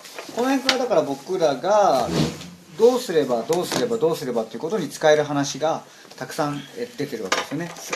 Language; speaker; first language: Japanese; native; Japanese